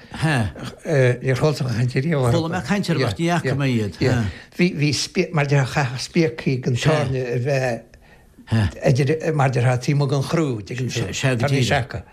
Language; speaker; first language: Irish; native; Irish